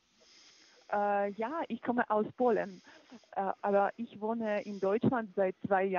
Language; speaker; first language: German; non-native, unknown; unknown